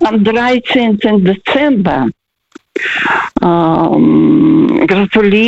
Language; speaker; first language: German; non-native, fluent; Russian